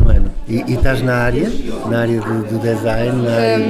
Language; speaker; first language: Portuguese; native; Portuguese